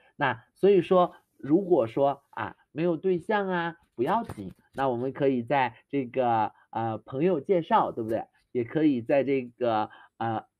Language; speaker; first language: Chinese; native; Chinese